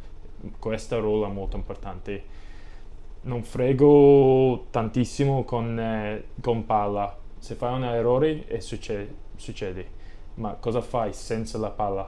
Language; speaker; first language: Italian; non-native, learner; English